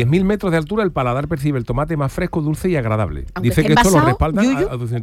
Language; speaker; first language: Spanish; native; Spanish